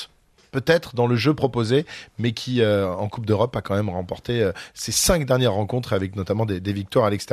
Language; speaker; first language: French; native; French